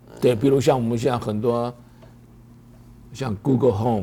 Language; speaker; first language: Chinese; native; Chinese